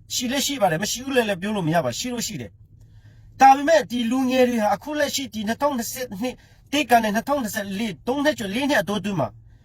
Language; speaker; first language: Burmese; non-native, local second language; Hakha Chin